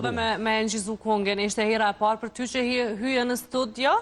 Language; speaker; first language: Albanian; native; Albanian